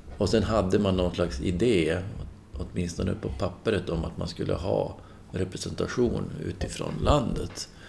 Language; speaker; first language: Swedish; native; Swedish